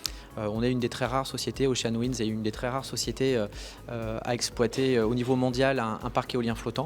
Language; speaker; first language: French; native; French